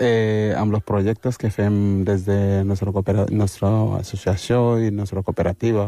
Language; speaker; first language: Catalan; non-native, local second language; Wolof